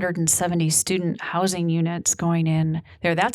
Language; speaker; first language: English; native; English